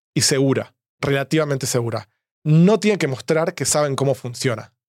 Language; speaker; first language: Spanish; native; Spanish